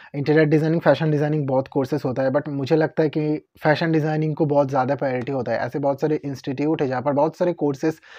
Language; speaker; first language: Hindi; non-native, local second language; Bangla